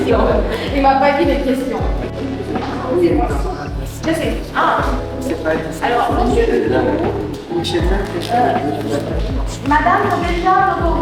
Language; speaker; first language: French; non-native, fluent; Romanian